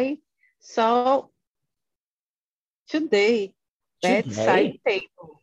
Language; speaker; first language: English; non-native, learner; Portuguese